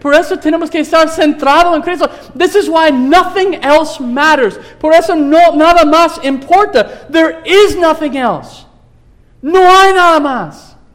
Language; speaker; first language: Spanish; non-native, fluent; English